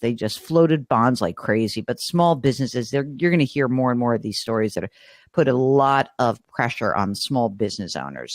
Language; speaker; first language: English; native; English